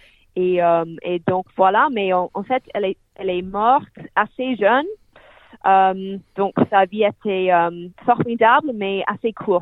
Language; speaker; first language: French; non-native, fluent; English